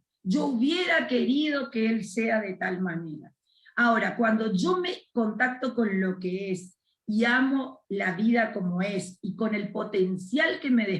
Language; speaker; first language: Spanish; native; Spanish